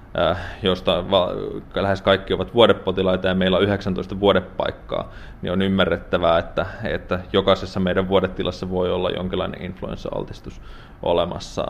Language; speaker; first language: Finnish; native; Finnish